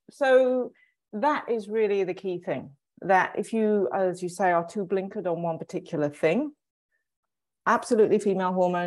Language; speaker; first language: English; native; English